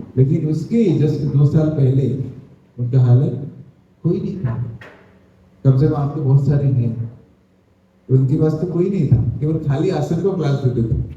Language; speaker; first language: Hindi; non-native, local second language; Odia